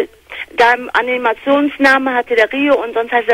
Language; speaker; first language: German; native; German